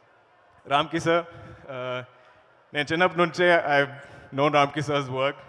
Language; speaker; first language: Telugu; non-native, learner; Malayalam